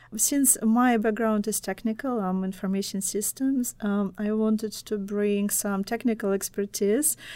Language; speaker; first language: English; non-native, fluent; Russian